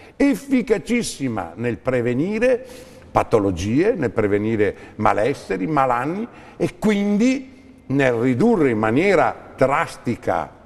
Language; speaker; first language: Italian; native; Italian